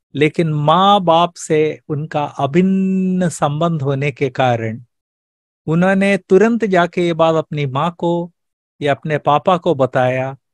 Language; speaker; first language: Hindi; non-native, local second language; Malayalam